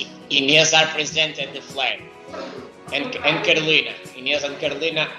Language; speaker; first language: English; non-native, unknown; Portuguese